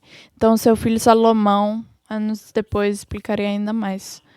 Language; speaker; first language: Portuguese; non-native, fluent; English